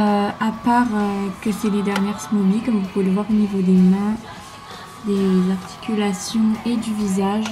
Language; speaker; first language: French; native; French